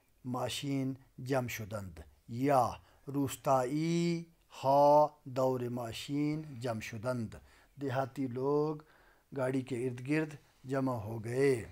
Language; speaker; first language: Persian; non-native, local second language; Urdu